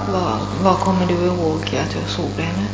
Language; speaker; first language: Swedish; non-native, fluent; Italian